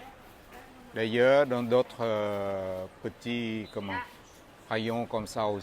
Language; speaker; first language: French; non-native, fluent; Vietnamese